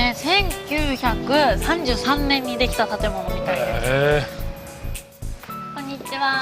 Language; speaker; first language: Japanese; native; Japanese